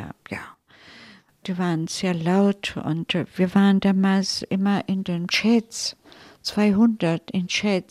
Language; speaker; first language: German; non-native, fluent; Italian